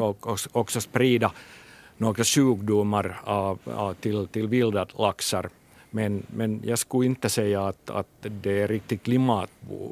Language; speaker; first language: Swedish; non-native, local second language; Finnish